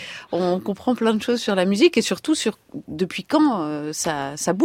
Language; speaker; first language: French; native; French